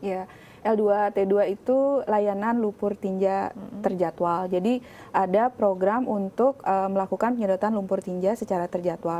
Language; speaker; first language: Indonesian; native; Indonesian